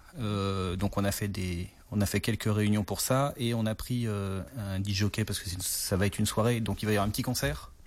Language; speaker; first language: French; native; French